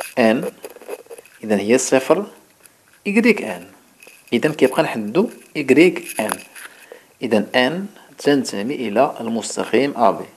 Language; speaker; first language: Arabic; native; Arabic